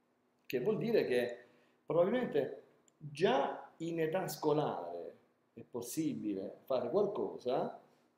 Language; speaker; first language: Italian; native; Italian